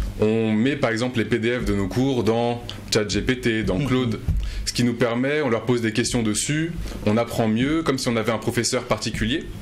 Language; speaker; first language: French; non-native, local second language; Mossi